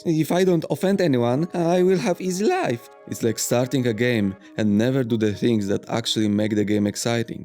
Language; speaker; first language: English; non-native, fluent; Polish